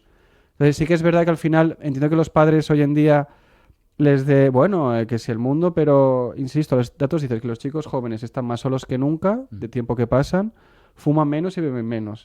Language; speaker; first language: Spanish; non-native, local second language; Catalan